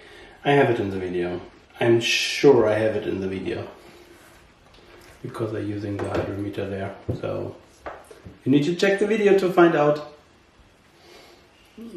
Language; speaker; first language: English; non-native, learner; German